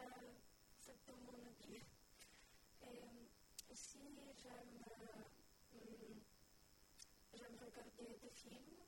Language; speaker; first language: French; non-native, learner; Ukrainian